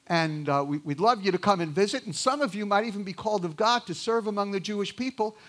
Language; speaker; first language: English; native; English